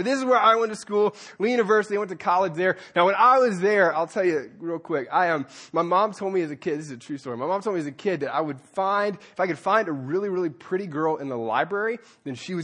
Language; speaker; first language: English; native; English